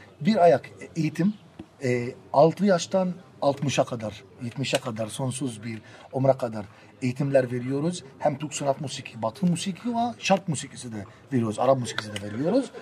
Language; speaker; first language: Turkish; non-native, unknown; Arabic